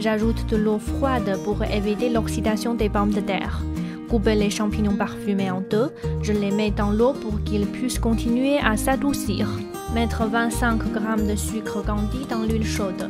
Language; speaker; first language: French; non-native, fluent; Chinese